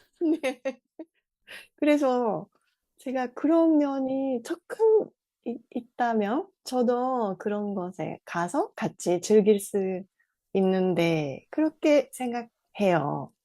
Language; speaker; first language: Korean; non-native, fluent; Japanese